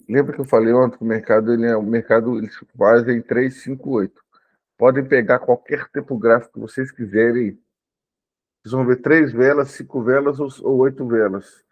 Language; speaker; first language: Portuguese; native; Portuguese